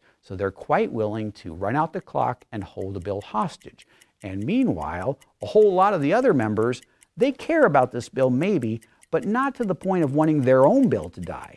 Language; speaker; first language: English; native; English